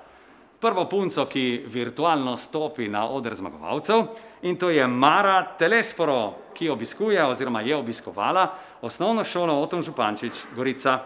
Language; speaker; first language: Slovenian; native; Slovenian